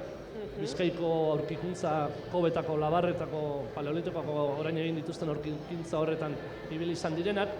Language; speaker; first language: Basque; native; Basque